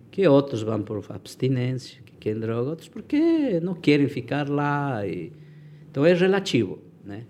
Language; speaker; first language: Portuguese; non-native, fluent; Spanish